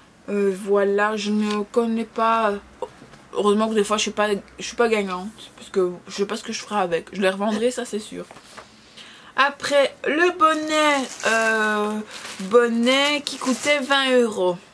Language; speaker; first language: French; native; French